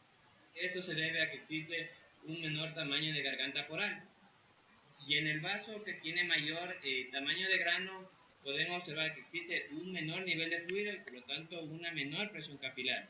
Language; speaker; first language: Spanish; native; Spanish